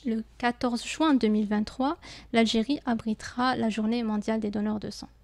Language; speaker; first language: French; non-native, local second language; Arabic